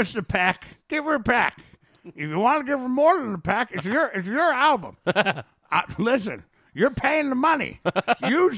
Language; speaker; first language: English; native; English